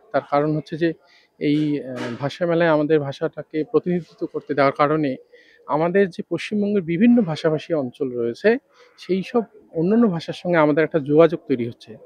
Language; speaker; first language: Bangla; non-native, local second language; Rangpuri